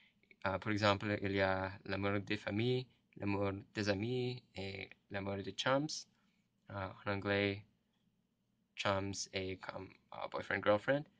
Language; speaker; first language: French; non-native, learner; English